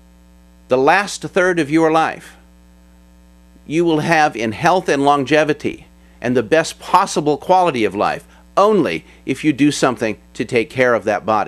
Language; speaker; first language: English; native; English